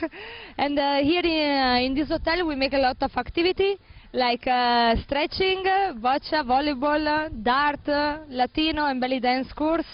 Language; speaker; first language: English; non-native, learner; Italian